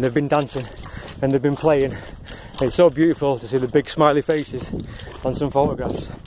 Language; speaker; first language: English; native; English